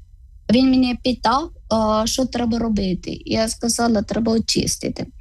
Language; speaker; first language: Ukrainian; non-native, learner; Malayalam